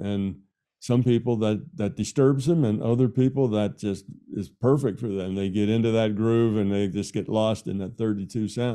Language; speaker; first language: English; native; English